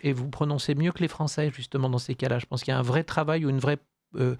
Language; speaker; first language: French; native; French